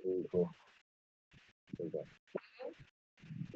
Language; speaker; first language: English; non-native, learner; Bangla